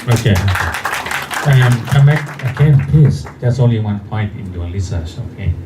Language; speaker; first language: English; non-native, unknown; Thai